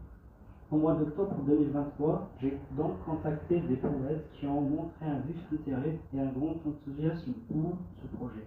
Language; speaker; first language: French; non-native, local second language; Kabyle